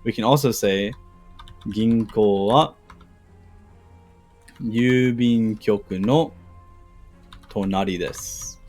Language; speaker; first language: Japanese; non-native, learner; English